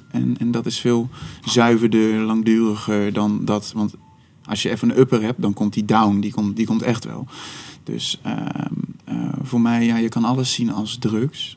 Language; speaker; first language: Dutch; native; Dutch